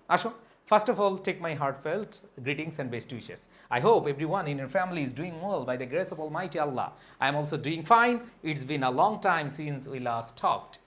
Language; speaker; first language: English; non-native, local second language; Bangla